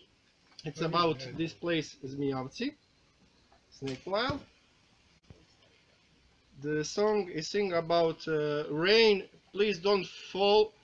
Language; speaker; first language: English; non-native, learner; Croatian